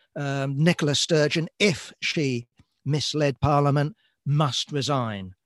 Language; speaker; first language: English; native; English